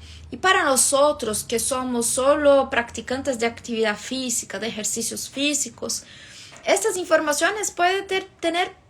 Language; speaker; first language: Spanish; non-native, fluent; Portuguese